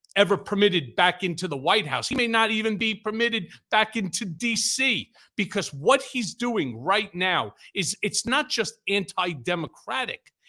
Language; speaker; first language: English; native; English